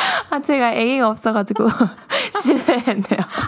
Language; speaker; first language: Korean; early bilingual, heritage; Korean